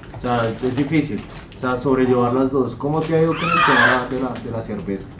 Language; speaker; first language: Spanish; native; Spanish